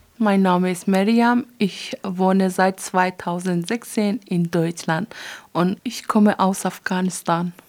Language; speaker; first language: German; non-native, learner; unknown